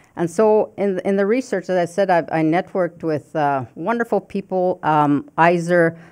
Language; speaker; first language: English; non-native, fluent; Cree